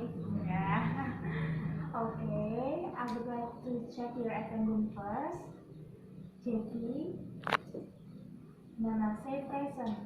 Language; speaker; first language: English; non-native, learner; Indonesian